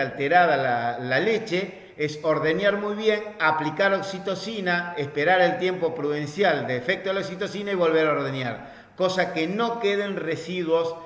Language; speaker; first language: Spanish; native; Spanish